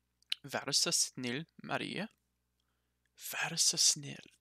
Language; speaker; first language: Norwegian; non-native, learner; English